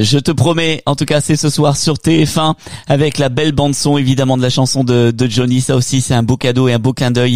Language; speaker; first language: French; native; French